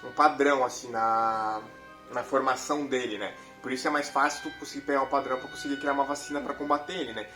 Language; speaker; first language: Portuguese; native; Portuguese